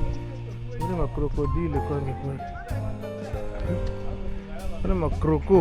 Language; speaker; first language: French; non-native, local second language; Swahili